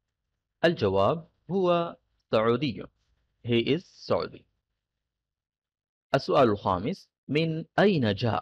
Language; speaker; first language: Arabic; non-native, fluent; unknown